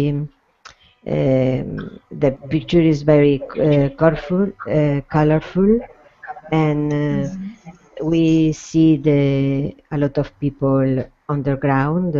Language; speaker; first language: English; non-native, learner; Spanish